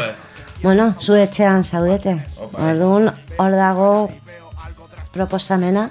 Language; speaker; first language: Basque; non-native, local second language; Spanish